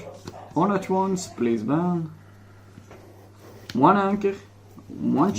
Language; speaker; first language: English; non-native, fluent; Dutch